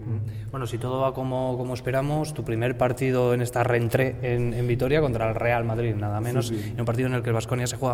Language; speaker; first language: Spanish; native; Spanish